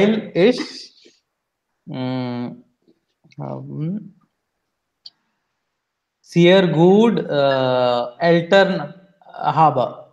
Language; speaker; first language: German; non-native, learner; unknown